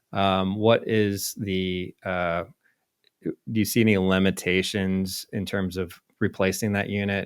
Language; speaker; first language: English; native; English